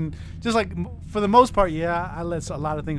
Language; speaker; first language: English; native; English